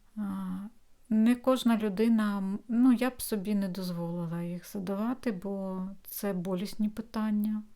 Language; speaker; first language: Ukrainian; non-native, local second language; Russian